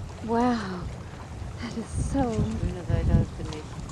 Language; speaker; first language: German; non-native, learner; English